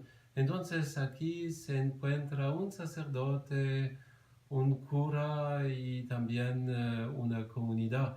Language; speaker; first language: Spanish; non-native, fluent; French